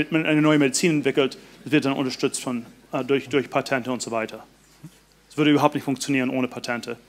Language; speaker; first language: German; early bilingual, heritage; German